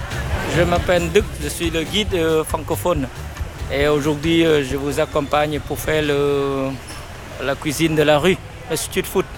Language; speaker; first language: French; non-native, learner; Vietnamese